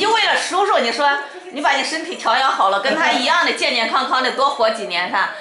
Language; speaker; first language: Chinese; native; Chinese